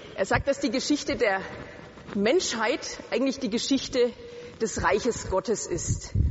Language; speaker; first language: German; native; German